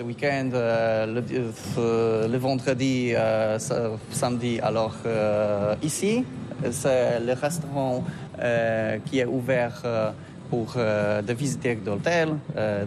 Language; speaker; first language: French; non-native, learner; Polish